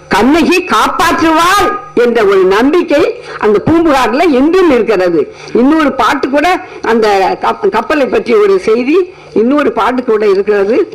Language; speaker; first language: Tamil; native; Tamil